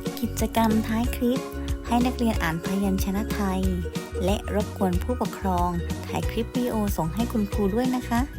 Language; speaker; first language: Thai; native; Thai